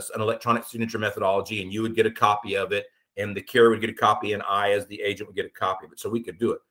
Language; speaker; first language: English; native; English